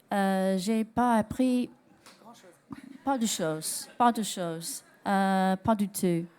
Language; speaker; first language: French; non-native, learner; English